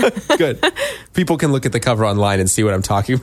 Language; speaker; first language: English; native; English